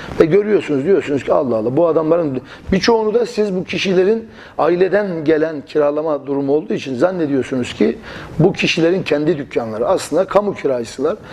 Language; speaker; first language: Turkish; native; Turkish